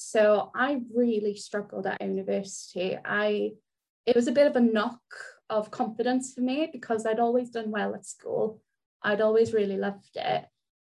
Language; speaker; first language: English; non-native, local second language; Welsh